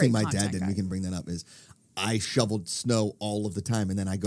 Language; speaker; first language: English; native; English